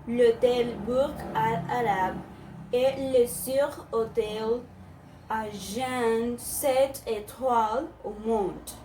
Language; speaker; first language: French; non-native, learner; Spanish